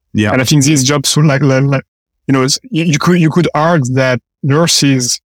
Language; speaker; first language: English; non-native, fluent; French